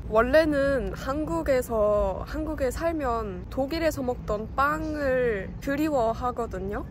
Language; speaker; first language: Korean; non-native, fluent; German